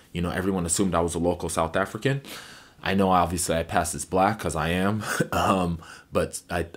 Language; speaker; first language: English; native; English